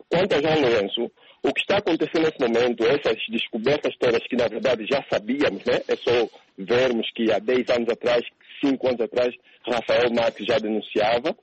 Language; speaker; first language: Portuguese; native; Portuguese